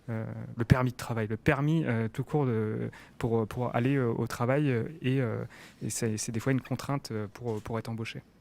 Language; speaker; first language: French; native; French